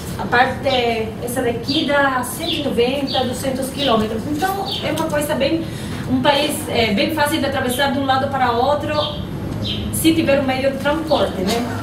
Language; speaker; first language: Portuguese; non-native, fluent; Spanish